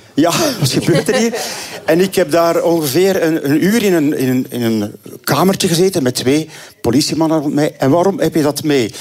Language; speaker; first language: Dutch; native; Dutch